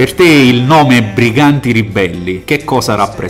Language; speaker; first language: Italian; native; Italian